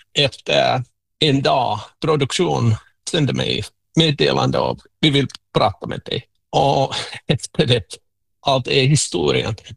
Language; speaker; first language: Swedish; non-native, local second language; Finnish